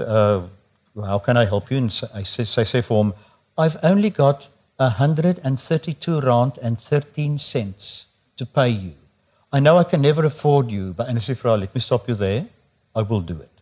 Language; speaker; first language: English; non-native, local second language; Afrikaans